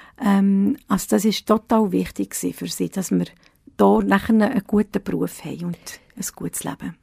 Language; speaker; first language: German; early bilingual, other home language; Italian